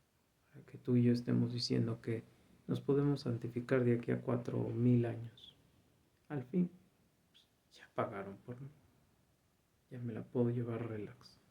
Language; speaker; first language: Spanish; native; Spanish